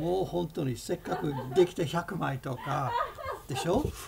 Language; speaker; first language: Japanese; non-native, fluent; English